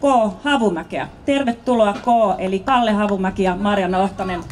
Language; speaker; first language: Finnish; native; Finnish